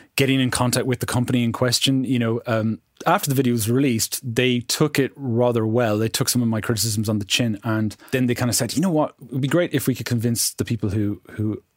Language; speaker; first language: English; native; English